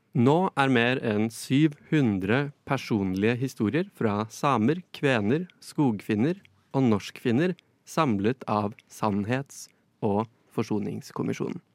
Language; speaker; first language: Norwegian; native; Norwegian